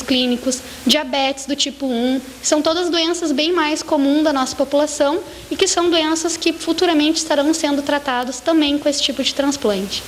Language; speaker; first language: Portuguese; native; Portuguese